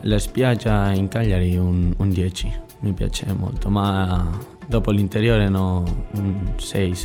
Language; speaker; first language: Italian; non-native, learner; Spanish